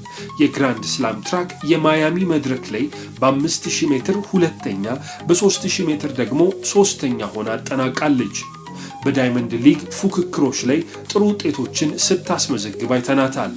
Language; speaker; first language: Amharic; native; Amharic